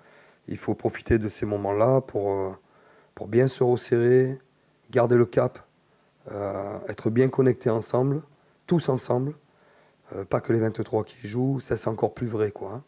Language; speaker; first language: French; native; French